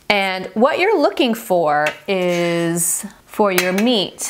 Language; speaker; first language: English; non-native, fluent; Persian